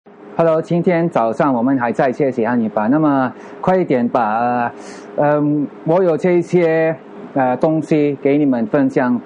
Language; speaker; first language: Chinese; non-native, fluent; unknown